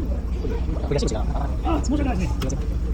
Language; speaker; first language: Japanese; native; Japanese